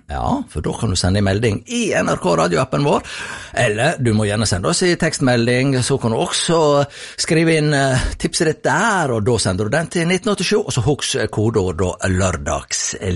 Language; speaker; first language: Norwegian; native; Norwegian